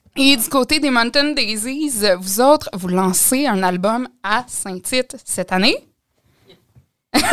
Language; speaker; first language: French; native; French